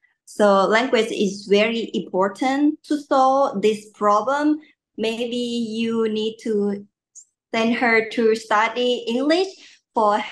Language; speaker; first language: English; non-native, learner; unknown